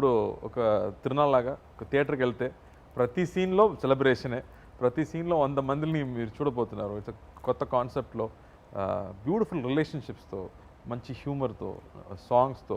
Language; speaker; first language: Telugu; non-native, fluent; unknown